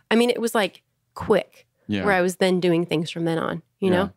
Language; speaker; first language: English; native; English